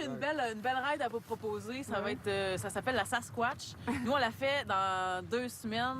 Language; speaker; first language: French; native; French